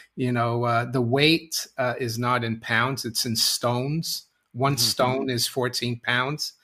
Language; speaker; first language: English; non-native, fluent; Portuguese